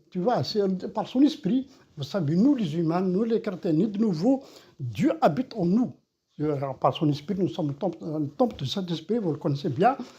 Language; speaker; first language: French; non-native, local second language; Kabyle